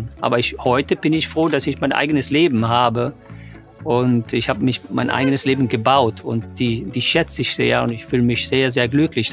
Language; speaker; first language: German; non-native, fluent; English